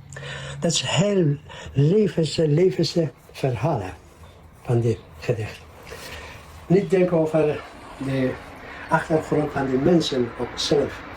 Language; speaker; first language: Dutch; non-native, learner; Persian